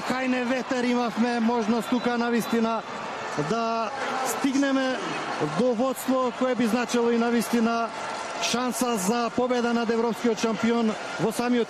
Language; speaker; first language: Macedonian; native; Macedonian